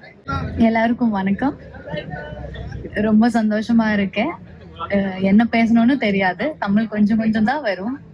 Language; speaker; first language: Tamil; non-native, learner; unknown